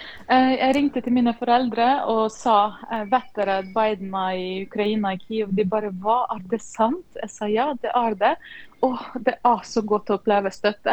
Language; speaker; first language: Norwegian; non-native, fluent; Ukrainian